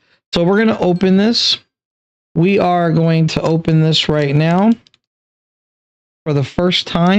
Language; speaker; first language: English; native; English